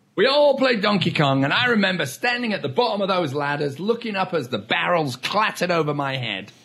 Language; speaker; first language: English; native; English